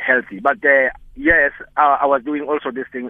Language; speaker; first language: English; non-native, local second language; Tswana